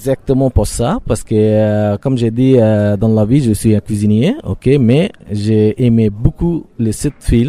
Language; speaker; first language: French; non-native, learner; Bangla